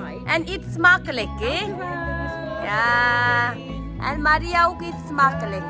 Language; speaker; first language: Dutch; non-native, learner; Tibetan